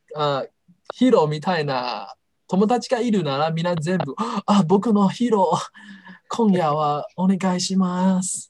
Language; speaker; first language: Japanese; non-native, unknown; Chinese